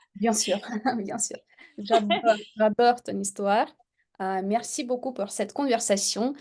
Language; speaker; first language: French; non-native, fluent; Russian